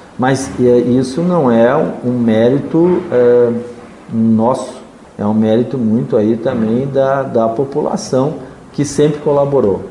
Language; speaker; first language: Portuguese; native; Portuguese